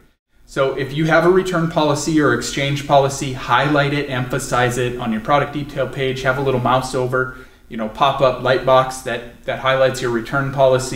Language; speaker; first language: English; native; English